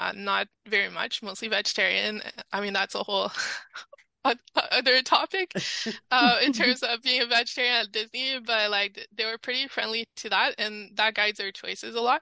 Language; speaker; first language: English; non-native, fluent; French